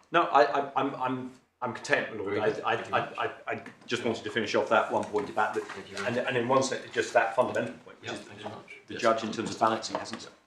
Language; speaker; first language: English; native; English